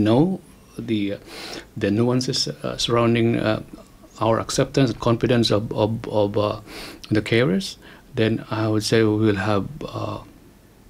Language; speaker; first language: English; non-native, local second language; Cebuano